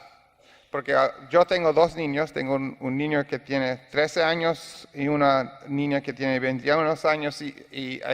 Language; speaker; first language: Spanish; non-native, learner; English